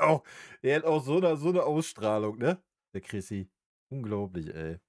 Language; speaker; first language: German; native; German